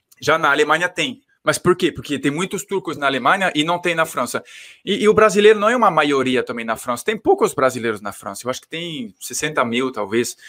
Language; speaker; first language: Portuguese; non-native, fluent; French